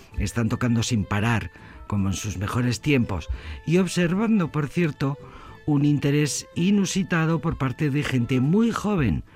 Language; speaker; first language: Spanish; native; Spanish